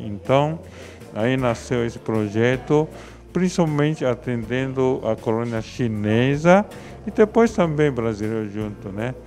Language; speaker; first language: Portuguese; non-native, fluent; Chinese